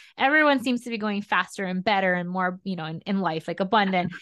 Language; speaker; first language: English; early bilingual, other home language; Russian